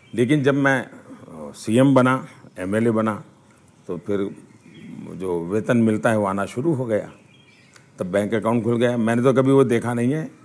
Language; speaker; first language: Hindi; non-native, local second language; Gujarati